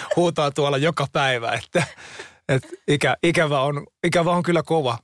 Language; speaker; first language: Finnish; native; Finnish